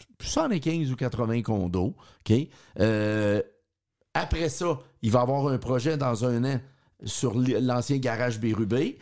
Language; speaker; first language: French; native; French